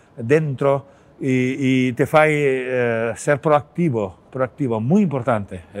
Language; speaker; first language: Italian; non-native, learner; Catalan